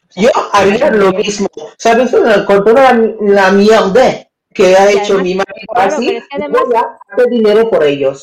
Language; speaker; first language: Spanish; non-native, learner; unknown